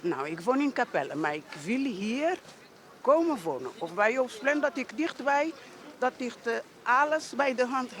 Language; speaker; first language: Dutch; non-native, learner; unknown